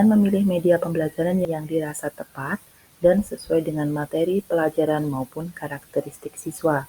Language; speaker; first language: Indonesian; native; Indonesian